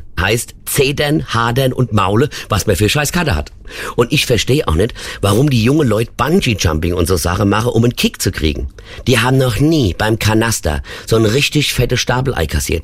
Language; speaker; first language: German; native; German